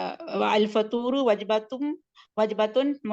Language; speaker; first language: Arabic; non-native, learner; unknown